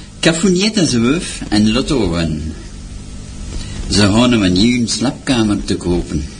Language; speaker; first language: Dutch; non-native, local second language; French